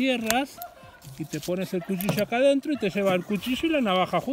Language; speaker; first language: Spanish; native; Spanish